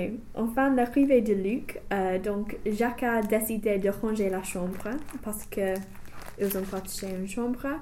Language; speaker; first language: French; non-native, learner; English